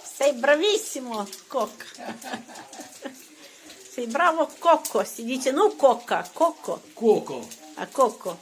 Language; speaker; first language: Italian; non-native, learner; Ukrainian